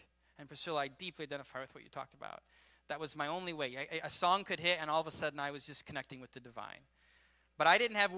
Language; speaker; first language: English; native; English